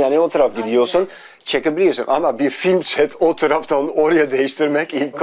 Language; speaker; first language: Turkish; non-native, fluent; Dutch